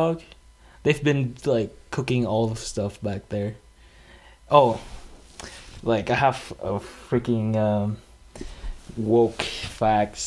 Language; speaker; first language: English; non-native, fluent; Vietnamese